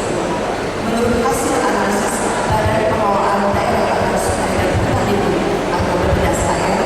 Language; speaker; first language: Indonesian; native; Indonesian